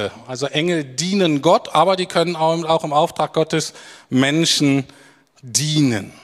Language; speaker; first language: German; native; German